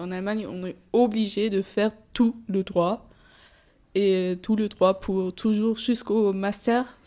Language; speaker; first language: French; non-native, fluent; German